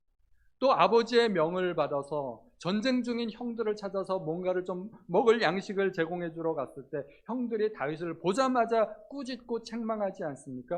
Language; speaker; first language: Korean; native; Korean